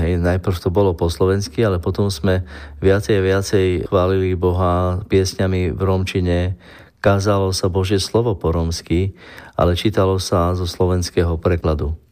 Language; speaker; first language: Slovak; non-native, local second language; Romany